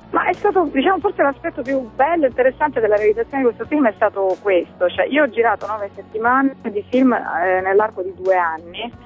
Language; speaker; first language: Italian; early bilingual, other home language; Finnish